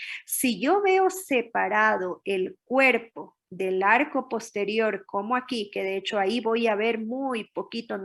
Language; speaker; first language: Spanish; native; Spanish